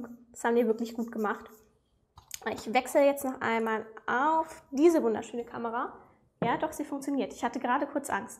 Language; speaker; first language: German; native; German